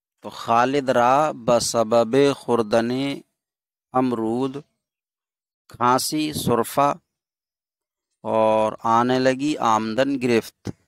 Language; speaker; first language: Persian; non-native, fluent; Urdu